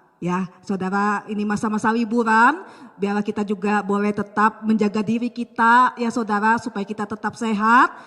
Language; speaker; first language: Malay; native; Malay